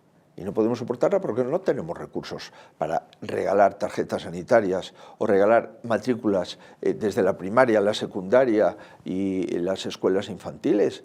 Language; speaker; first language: Spanish; native; Spanish